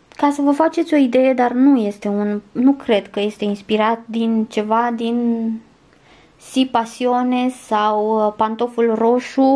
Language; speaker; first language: Romanian; native; Romanian